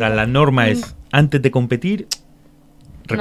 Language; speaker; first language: Spanish; native; Spanish